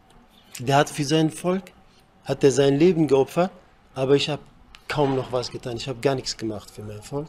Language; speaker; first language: German; early bilingual, heritage; Kurdish